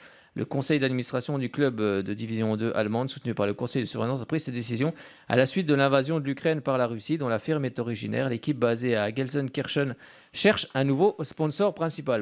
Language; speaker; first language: French; native; French